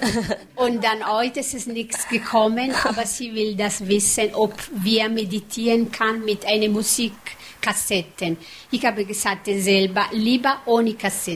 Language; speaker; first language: German; non-native, learner; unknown